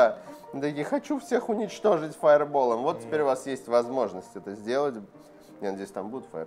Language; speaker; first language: Russian; native; Russian